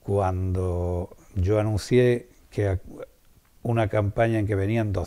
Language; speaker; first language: Spanish; native; Spanish